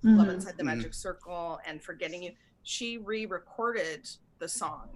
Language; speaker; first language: English; native; English